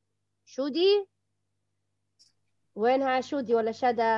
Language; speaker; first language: Arabic; native; Arabic